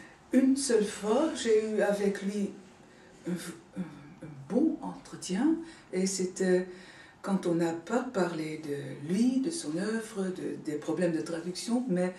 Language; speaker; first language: French; non-native, fluent; Dutch